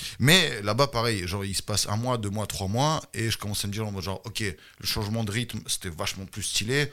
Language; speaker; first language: French; early bilingual, other home language; Russian